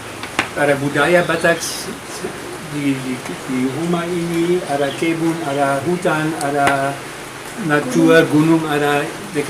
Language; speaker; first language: Indonesian; non-native, learner; German